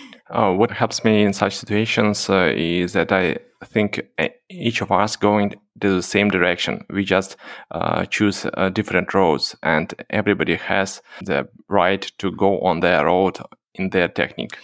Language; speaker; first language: English; non-native, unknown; Russian